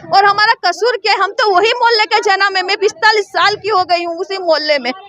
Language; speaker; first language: Hindi; non-native, local second language; Gujarati